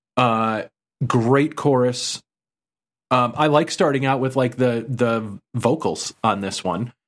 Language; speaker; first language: English; native; English